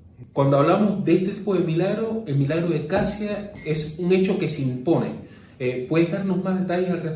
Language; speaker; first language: Spanish; native; Spanish